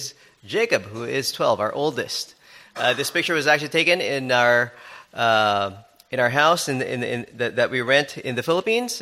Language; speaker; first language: English; non-native, local second language; Filipino